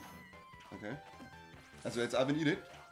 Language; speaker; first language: German; native; German